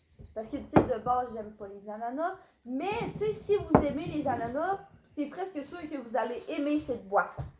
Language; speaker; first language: French; native; French